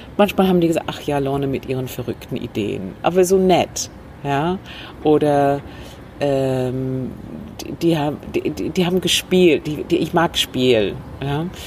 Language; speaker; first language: German; non-native, fluent; English